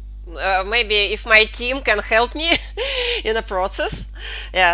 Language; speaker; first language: English; non-native, fluent; Russian